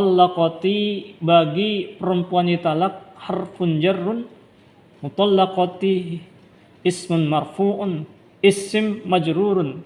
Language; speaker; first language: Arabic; non-native, learner; Indonesian